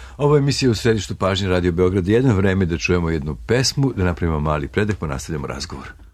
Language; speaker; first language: Serbian; native; Serbian